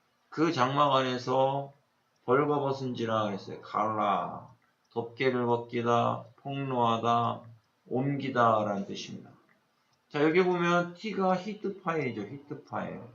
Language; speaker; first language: Korean; native; Korean